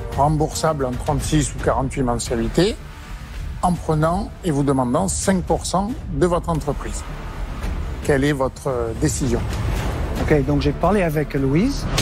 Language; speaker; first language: French; non-native, fluent; English